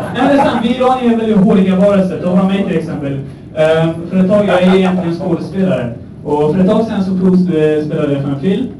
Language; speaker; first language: Swedish; early bilingual, other home language; Persian